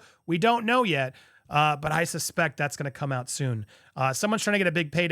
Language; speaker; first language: English; native; English